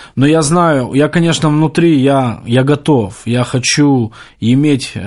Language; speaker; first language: Russian; native; Russian